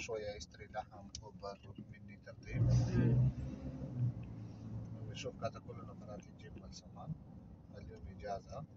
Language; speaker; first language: Arabic; non-native, learner; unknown